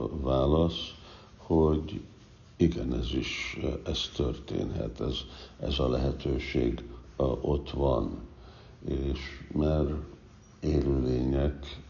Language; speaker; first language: Hungarian; non-native, fluent; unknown